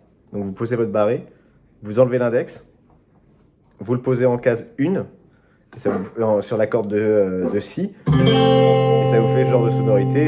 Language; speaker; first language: French; native; French